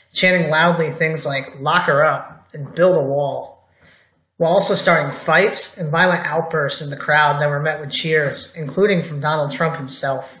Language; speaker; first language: English; native; English